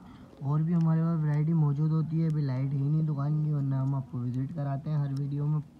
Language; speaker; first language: Hindi; native; Hindi